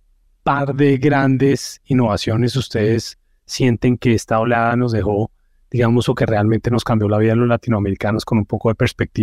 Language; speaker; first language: Spanish; native; Spanish